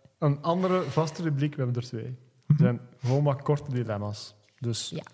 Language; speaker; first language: Dutch; native; Dutch